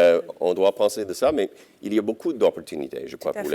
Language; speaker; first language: French; non-native, local second language; English